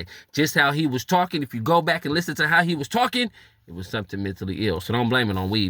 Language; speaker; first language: English; native; English